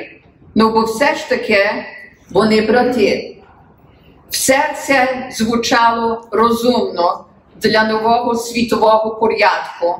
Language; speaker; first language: Ukrainian; early bilingual, heritage; Ukrainian